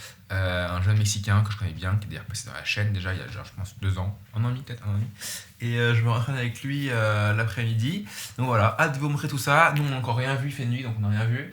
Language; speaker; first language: French; native; French